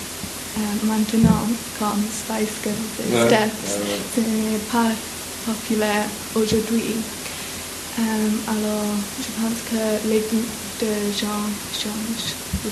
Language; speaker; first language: French; non-native, learner; English